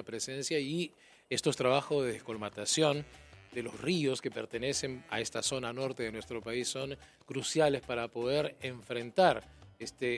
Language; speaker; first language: Spanish; native; Spanish